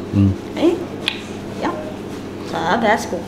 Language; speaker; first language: Danish; non-native, learner; Filipino